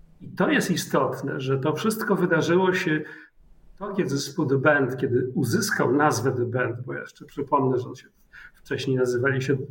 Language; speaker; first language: Polish; native; Polish